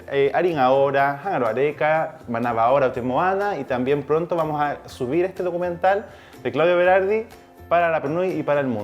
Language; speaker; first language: Spanish; native; Spanish